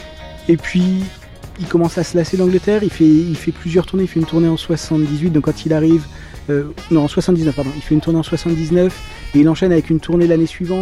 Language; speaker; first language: French; native; French